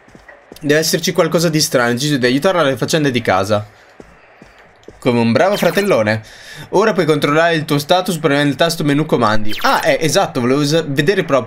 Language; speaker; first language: Italian; native; Italian